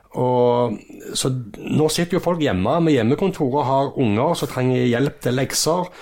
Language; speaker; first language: Norwegian; native; Norwegian